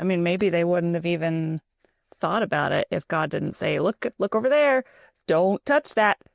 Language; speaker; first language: English; native; English